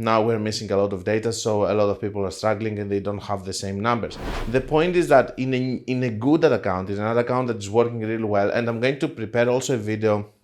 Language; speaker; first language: English; non-native, fluent; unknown